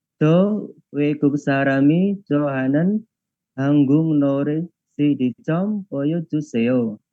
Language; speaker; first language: Korean; non-native, learner; Indonesian